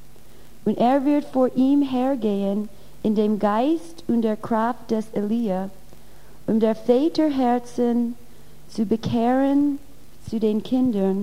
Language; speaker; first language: German; non-native, fluent; English